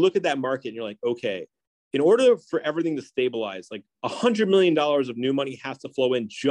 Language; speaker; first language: English; native; English